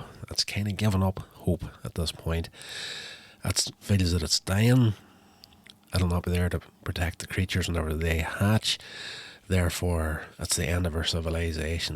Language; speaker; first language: English; native; English